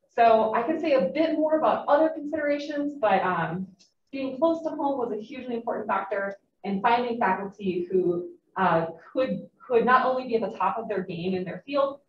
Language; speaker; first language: English; native; English